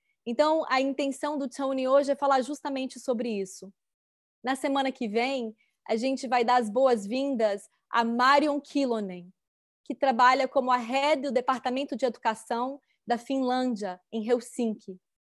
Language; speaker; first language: Portuguese; native; Portuguese